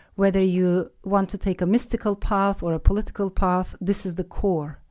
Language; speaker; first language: English; non-native, fluent; Turkish